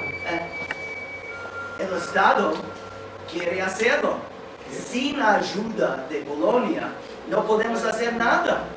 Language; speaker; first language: Spanish; non-native, fluent; English